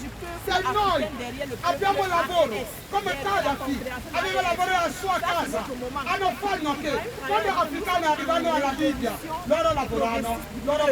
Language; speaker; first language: Italian; non-native, learner; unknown